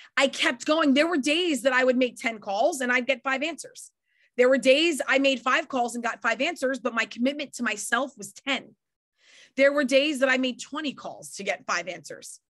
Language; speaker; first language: English; native; English